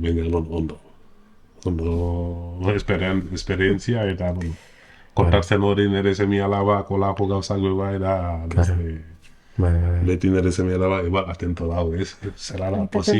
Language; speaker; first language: Basque; non-native, learner; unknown